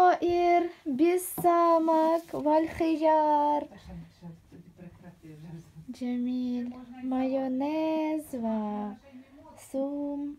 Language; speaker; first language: Arabic; non-native, fluent; Ukrainian